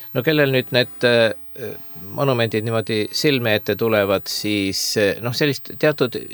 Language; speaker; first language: Estonian; native; Estonian